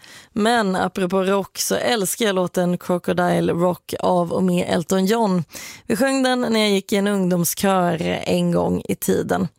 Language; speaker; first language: Swedish; native; Swedish